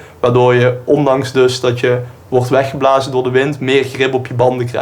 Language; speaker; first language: Dutch; native; Dutch